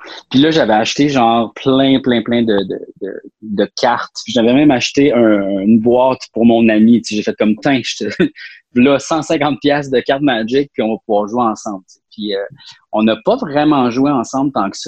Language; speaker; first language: French; native; French